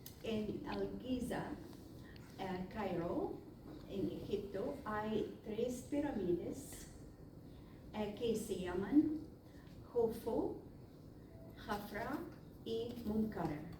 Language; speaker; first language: Spanish; non-native, learner; Arabic